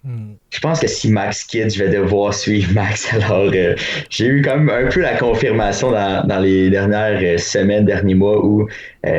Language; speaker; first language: French; native; French